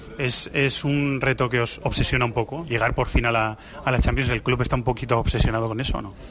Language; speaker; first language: Spanish; native; Spanish